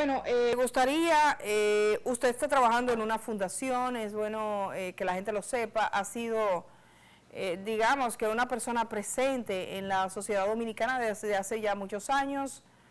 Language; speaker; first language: Spanish; native; Spanish